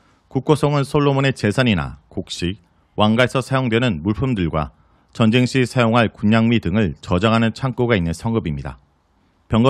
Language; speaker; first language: Korean; native; Korean